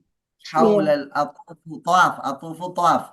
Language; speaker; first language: Arabic; non-native, fluent; Indonesian